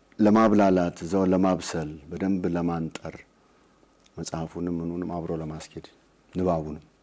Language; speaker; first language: Amharic; native; Amharic